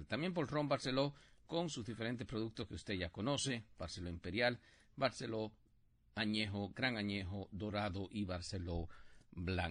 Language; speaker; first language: Spanish; native; Spanish